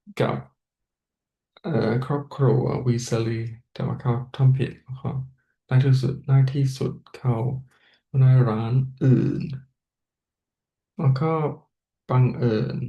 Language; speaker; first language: Thai; non-native, learner; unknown